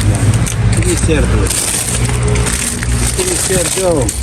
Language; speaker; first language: Spanish; non-native, learner; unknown